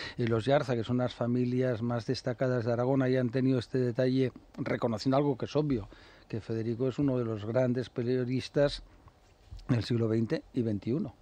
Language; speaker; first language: Spanish; native; Spanish